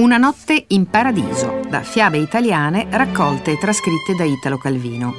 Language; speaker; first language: Italian; native; Italian